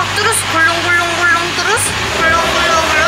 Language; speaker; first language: Korean; native; Korean